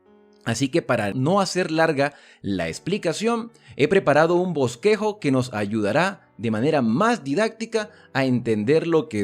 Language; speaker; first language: Spanish; native; Spanish